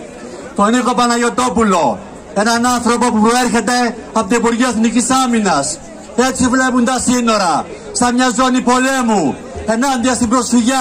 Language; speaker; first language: Greek; native; Greek